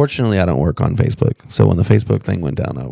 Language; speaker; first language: English; native; English